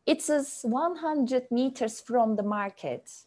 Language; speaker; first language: English; non-native, fluent; Turkish